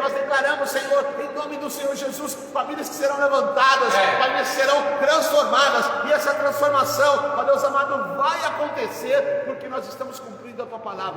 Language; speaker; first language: Portuguese; native; Portuguese